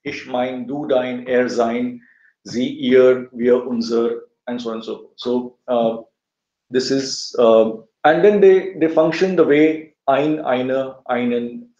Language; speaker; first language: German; non-native, fluent; Marathi